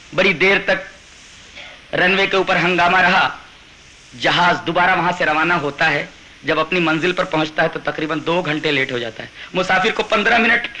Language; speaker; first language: Urdu; native; Urdu